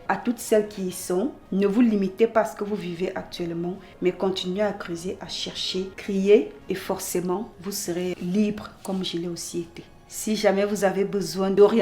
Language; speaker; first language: French; native; French